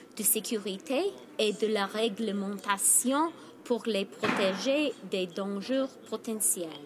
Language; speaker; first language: French; non-native, fluent; English